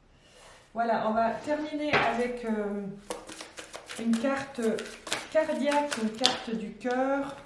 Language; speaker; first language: French; native; French